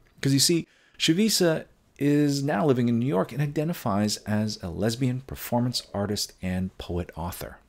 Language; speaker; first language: English; native; English